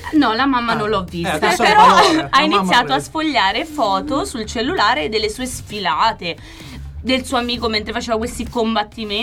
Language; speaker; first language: Italian; native; Italian